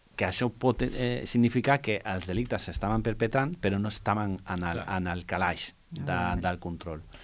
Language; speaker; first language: Catalan; non-native, local second language; Spanish